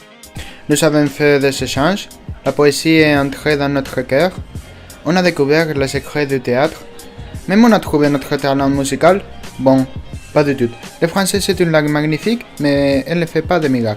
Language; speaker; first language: French; non-native, learner; Spanish